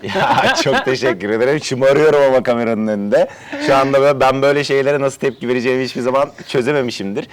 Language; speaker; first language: Turkish; early bilingual, heritage; Turkish